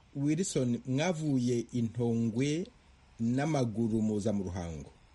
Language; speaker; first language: Kinyarwanda; native; Kinyarwanda